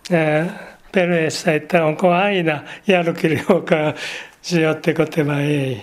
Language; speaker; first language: Finnish; non-native, learner; Japanese